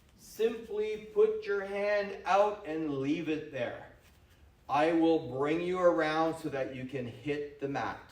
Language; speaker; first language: English; native; English